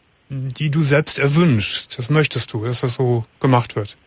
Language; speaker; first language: German; native; German